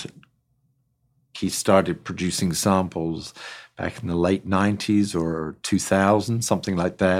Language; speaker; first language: English; native; English